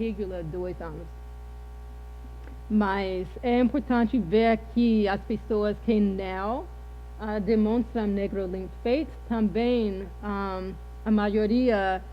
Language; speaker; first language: Portuguese; non-native, fluent; English